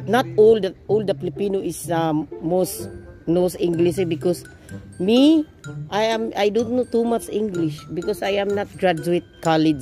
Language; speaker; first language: English; non-native, local second language; Filipino